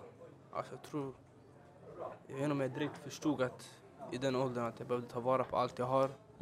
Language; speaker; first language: Swedish; early bilingual, other home language; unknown